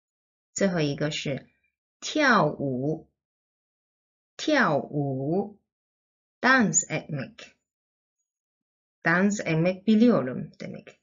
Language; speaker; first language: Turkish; non-native, learner; Chinese